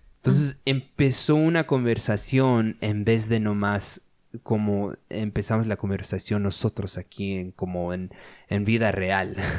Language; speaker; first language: Spanish; early bilingual, heritage; Spanish